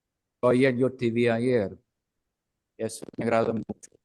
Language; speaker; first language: Spanish; non-native, fluent; English